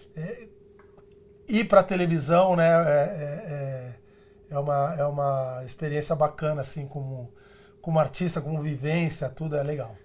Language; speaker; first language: Portuguese; early bilingual, other home language; Spanish